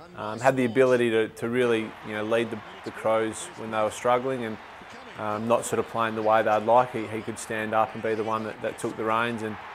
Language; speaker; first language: English; native; English